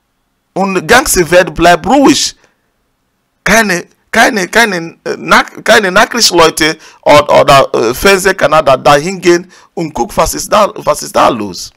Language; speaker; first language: German; non-native, learner; Igbo